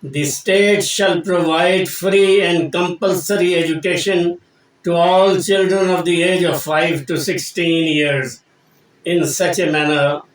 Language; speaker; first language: English; non-native, local second language; Urdu